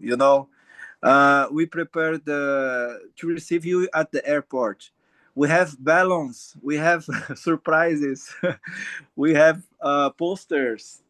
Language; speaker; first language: English; non-native, learner; Portuguese